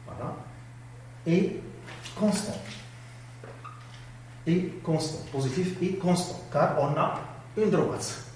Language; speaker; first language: French; non-native, local second language; Arabic